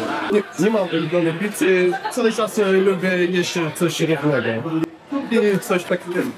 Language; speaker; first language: Polish; non-native, learner; Ukrainian